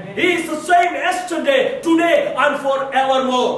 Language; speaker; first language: English; non-native, local second language; Hindi